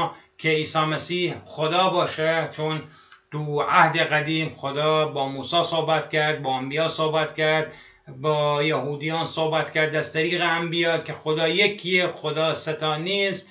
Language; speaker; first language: Persian; non-native, fluent; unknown